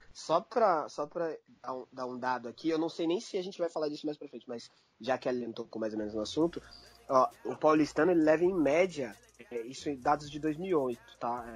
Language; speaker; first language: Portuguese; native; Portuguese